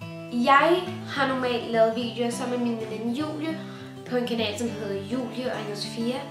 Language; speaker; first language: Danish; native; Danish